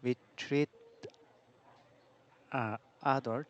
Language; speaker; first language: English; non-native, learner; Korean